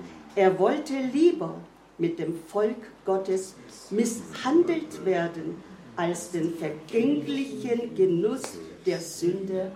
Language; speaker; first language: German; non-native, fluent; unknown